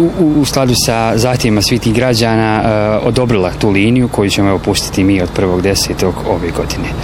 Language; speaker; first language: Bosnian; native; Bosnian